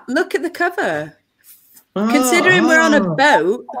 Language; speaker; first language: English; native; English